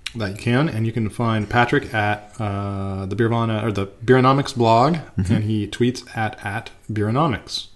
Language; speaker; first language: English; native; English